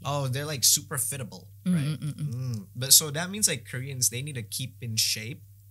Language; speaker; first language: English; non-native, fluent; Indonesian